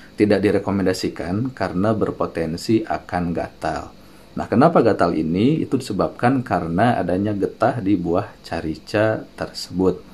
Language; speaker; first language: Indonesian; non-native, local second language; Sundanese